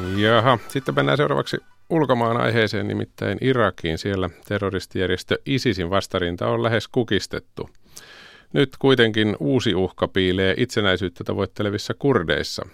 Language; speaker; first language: Finnish; native; Finnish